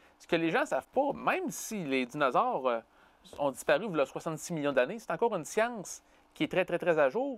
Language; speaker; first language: French; native; French